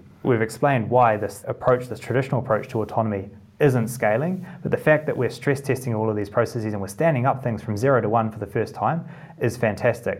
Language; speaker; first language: English; native; English